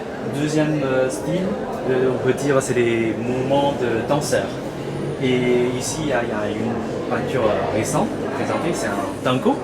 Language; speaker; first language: French; non-native, learner; Chinese